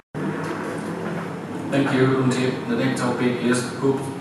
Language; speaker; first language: English; non-native, learner; Thai